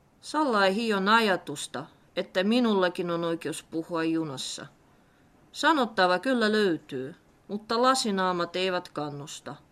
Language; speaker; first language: Finnish; non-native, fluent; Russian